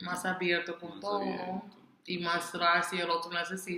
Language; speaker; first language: Spanish; non-native, learner; English